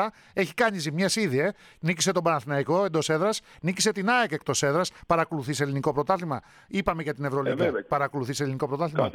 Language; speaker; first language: Greek; native; Greek